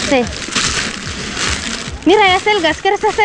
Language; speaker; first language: Spanish; non-native, learner; Filipino